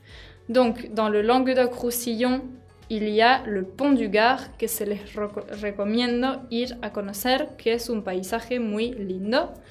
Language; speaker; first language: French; non-native, fluent; Spanish